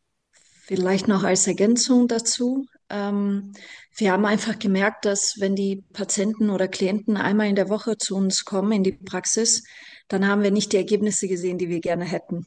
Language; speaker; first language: German; non-native, fluent; Portuguese